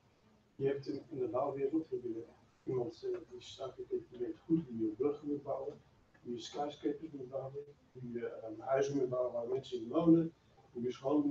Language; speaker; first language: Dutch; non-native, fluent; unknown